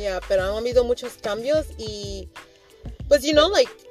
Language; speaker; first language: Spanish; early bilingual, heritage; Spanish